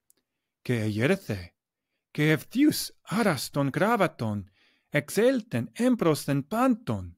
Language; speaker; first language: Greek; non-native, fluent; English